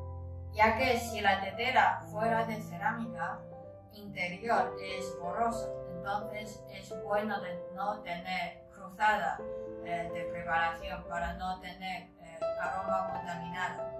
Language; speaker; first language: Spanish; non-native, learner; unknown